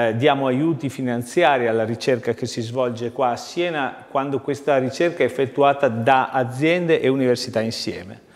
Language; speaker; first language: Italian; native; Italian